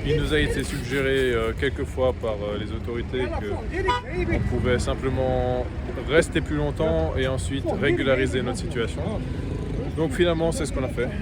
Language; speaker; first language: French; native; French